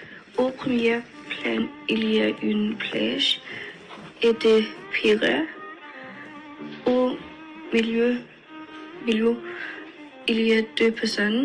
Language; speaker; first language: French; non-native, learner; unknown